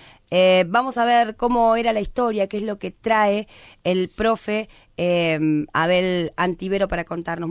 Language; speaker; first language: Spanish; native; Spanish